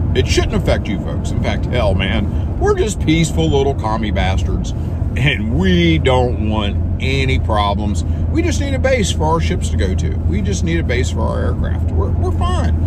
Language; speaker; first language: English; native; English